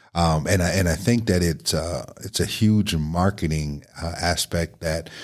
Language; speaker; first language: English; native; English